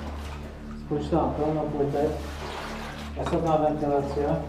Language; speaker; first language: Polish; native; Polish